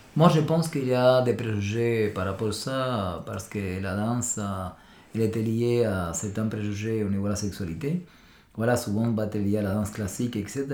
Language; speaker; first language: French; non-native, fluent; Spanish